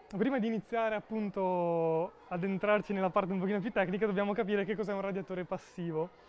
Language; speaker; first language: Italian; native; Italian